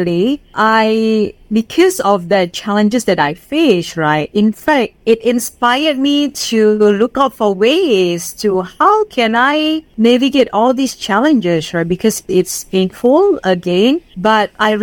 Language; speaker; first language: English; non-native, fluent; Indonesian